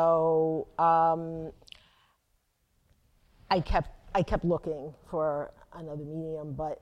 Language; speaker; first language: English; native; English